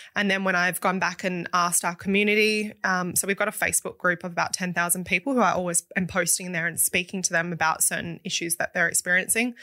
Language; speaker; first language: English; native; English